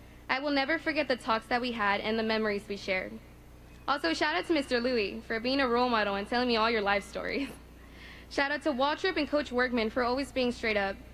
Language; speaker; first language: English; early bilingual, other home language; Spanish